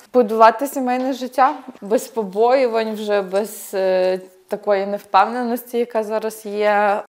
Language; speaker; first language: Ukrainian; native; Ukrainian